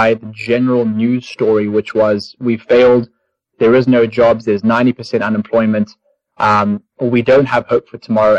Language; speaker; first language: English; native; English